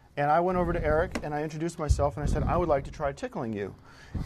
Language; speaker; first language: English; native; English